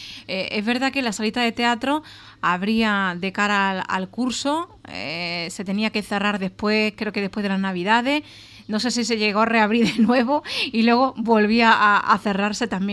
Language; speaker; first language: Spanish; native; Spanish